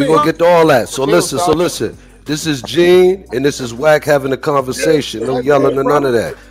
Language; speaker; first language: English; native; English